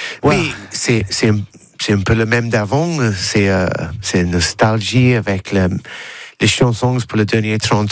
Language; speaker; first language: French; non-native, learner; English